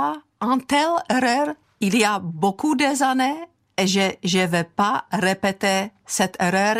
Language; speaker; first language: French; non-native, fluent; Czech